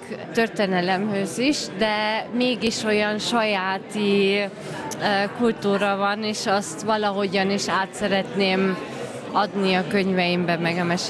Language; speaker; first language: Hungarian; early bilingual, heritage; German